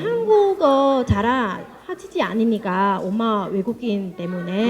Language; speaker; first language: Korean; non-native, learner; Vietnamese